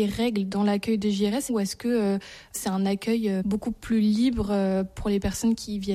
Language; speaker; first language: French; native; French